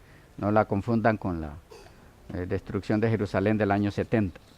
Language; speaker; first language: Spanish; native; Spanish